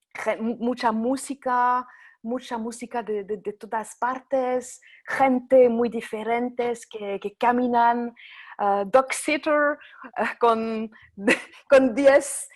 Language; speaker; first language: Spanish; non-native, fluent; French